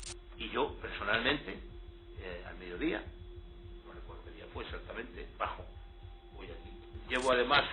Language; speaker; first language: Spanish; native; Spanish